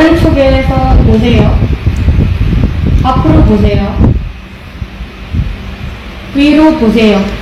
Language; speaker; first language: Korean; non-native, learner; Indonesian